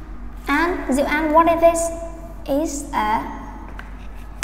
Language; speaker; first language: English; non-native, fluent; Vietnamese